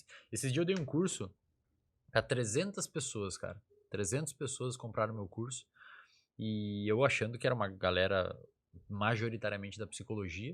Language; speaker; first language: Portuguese; native; Portuguese